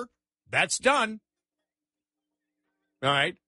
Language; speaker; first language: English; native; English